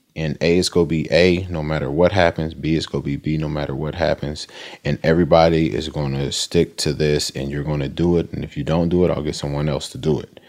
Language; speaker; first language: English; native; English